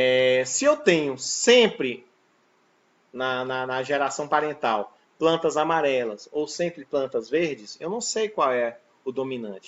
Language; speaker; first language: Portuguese; native; Portuguese